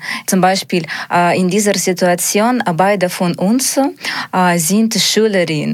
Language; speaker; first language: German; non-native, learner; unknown